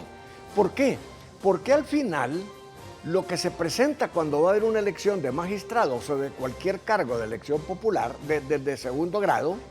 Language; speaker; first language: Spanish; native; Spanish